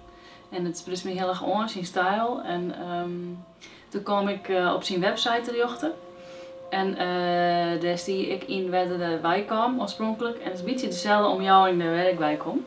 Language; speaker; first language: Dutch; non-native, local second language; Western Frisian